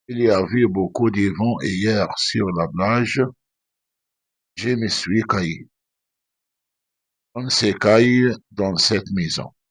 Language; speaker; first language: French; non-native, fluent; Arabic